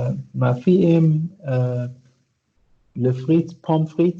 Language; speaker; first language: French; non-native, learner; Arabic